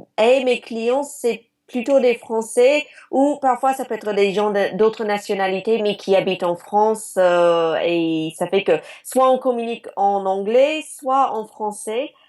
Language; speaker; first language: French; non-native, fluent; English